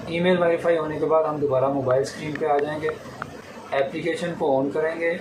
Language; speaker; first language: Urdu; non-native, local second language; Punjabi